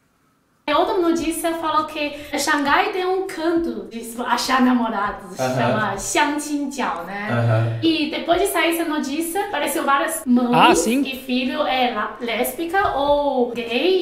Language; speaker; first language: Portuguese; non-native, fluent; Chinese